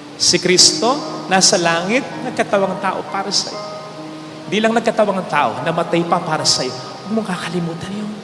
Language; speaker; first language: Filipino; native; Filipino